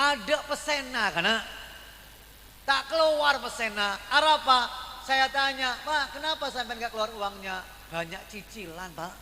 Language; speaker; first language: Indonesian; non-native, local second language; Javanese